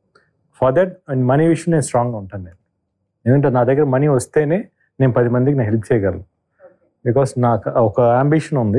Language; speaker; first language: Telugu; native; Telugu